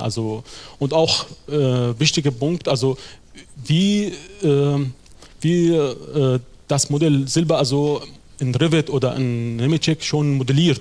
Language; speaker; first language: German; non-native, fluent; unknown